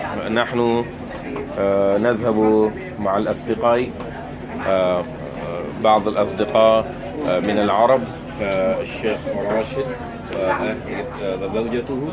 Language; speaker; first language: Arabic; non-native, fluent; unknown